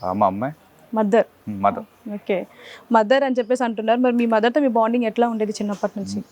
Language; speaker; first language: Telugu; native; Telugu